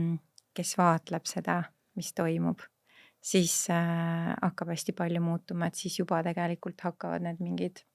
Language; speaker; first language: Estonian; native; Estonian